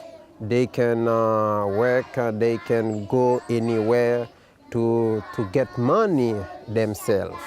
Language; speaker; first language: English; non-native, local second language; Haitian Creole